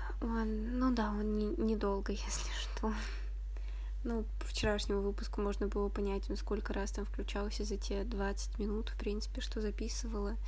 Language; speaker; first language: Russian; native; Russian